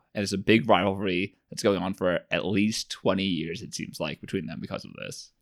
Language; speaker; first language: English; native; English